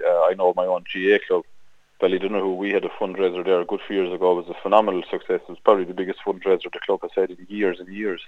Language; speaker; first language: English; native; English